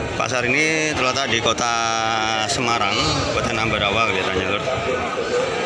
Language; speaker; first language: Indonesian; non-native, local second language; Javanese